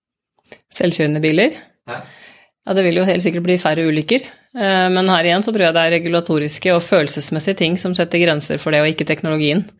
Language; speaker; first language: Norwegian; native; Norwegian